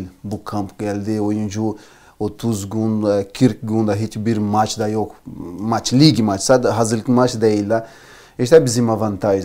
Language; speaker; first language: Turkish; non-native, learner; Portuguese